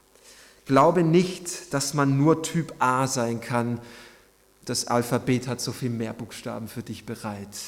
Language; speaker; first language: German; native; German